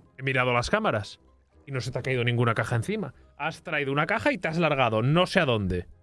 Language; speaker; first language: Spanish; native; Spanish